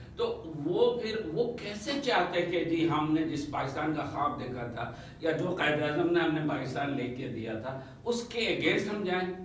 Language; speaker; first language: Urdu; native; Urdu